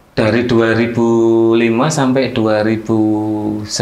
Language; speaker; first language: Indonesian; native; Indonesian